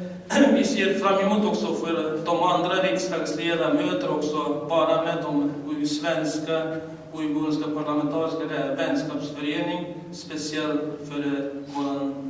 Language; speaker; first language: Swedish; non-native, learner; Uyghur